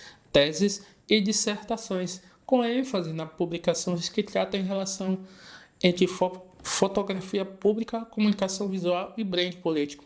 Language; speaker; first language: Portuguese; native; Portuguese